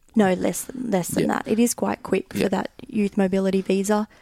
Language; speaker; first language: English; native; English